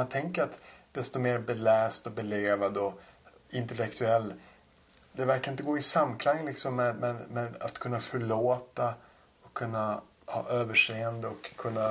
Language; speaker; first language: Swedish; native; Swedish